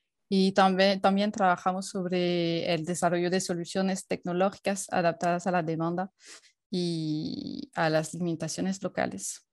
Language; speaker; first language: Spanish; non-native, fluent; French